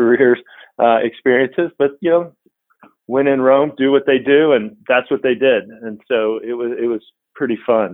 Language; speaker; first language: English; native; English